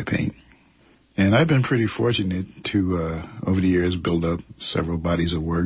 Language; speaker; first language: English; native; English